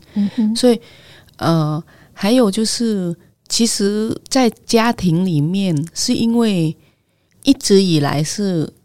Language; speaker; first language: Chinese; non-native, fluent; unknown